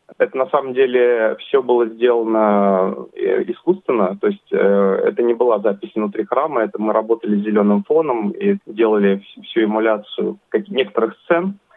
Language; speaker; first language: Russian; native; Russian